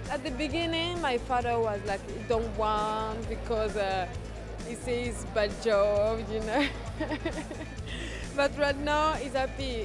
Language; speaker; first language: English; non-native, learner; French